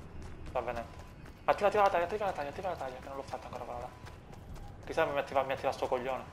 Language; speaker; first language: Italian; native; Italian